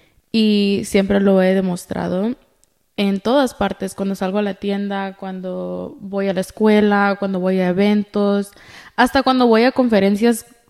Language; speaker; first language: Spanish; early bilingual, heritage; Spanish